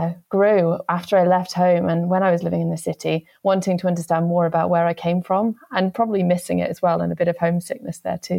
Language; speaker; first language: English; native; English